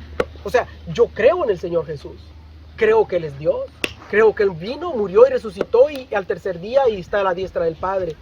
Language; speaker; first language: Spanish; native; Spanish